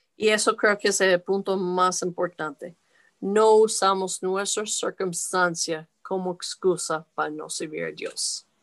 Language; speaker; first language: Spanish; non-native, fluent; English